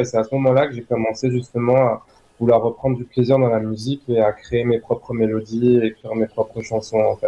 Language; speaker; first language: French; native; French